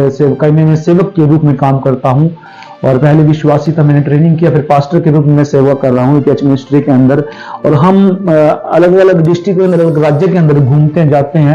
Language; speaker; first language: Hindi; native; Hindi